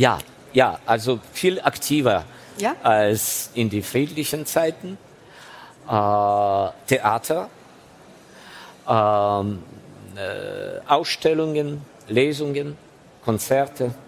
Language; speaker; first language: German; non-native, fluent; Ukrainian